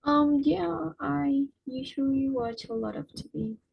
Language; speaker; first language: English; non-native, fluent; Spanish